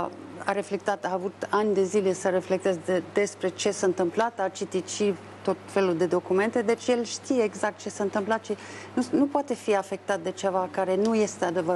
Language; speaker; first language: Romanian; non-native, fluent; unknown